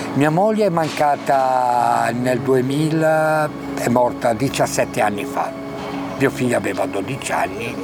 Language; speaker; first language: Italian; native; Italian